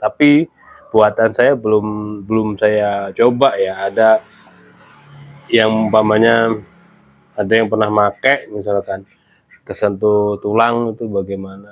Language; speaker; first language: Indonesian; native; Indonesian